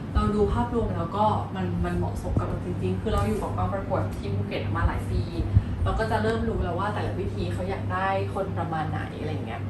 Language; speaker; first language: Thai; native; Thai